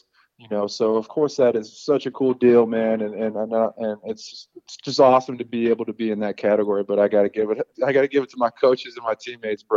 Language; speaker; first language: English; native; English